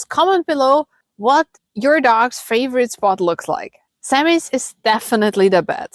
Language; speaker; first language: English; non-native, fluent; German